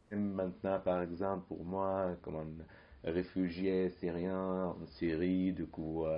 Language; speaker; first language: French; non-native, fluent; Arabic